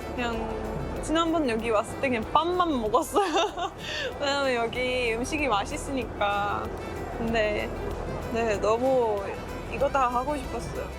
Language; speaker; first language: Korean; non-native, learner; Estonian